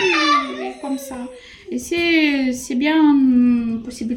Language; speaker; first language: French; non-native, learner; Romanian